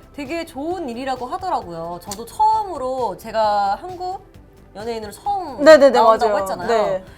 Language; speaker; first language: Korean; native; Korean